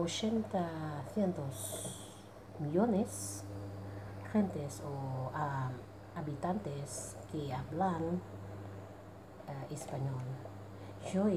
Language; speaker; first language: Spanish; non-native, learner; Thai